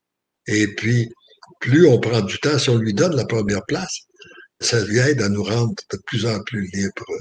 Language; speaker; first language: French; native; French